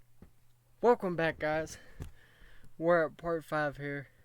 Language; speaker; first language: English; native; English